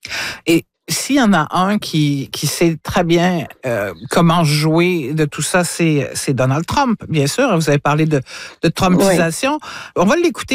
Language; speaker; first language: French; native; French